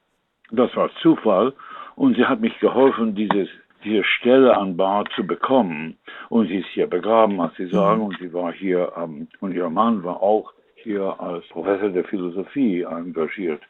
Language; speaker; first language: German; non-native, fluent; English